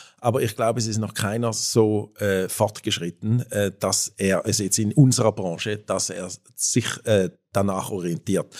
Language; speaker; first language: German; native; German